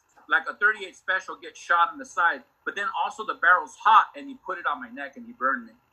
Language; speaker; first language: English; early bilingual, other home language; Spanish